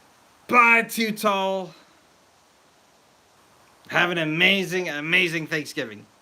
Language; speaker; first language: English; native; English